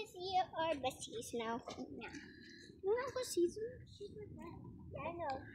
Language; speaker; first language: English; early bilingual, other home language; Nepali